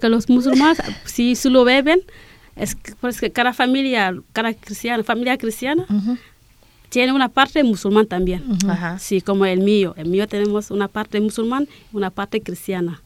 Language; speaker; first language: Spanish; non-native, learner; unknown